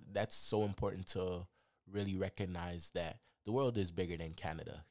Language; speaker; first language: English; native; English